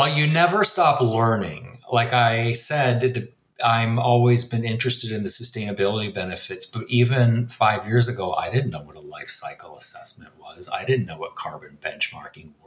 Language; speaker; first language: English; native; English